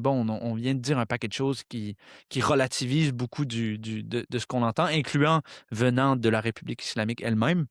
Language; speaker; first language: French; native; French